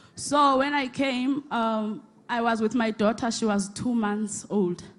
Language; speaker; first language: English; non-native, local second language; Xhosa